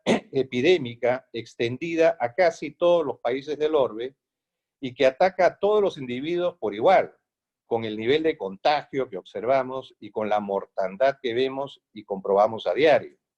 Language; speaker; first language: Spanish; native; Spanish